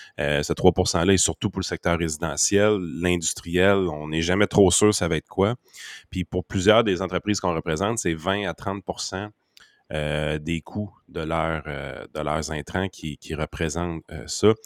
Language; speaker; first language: French; native; French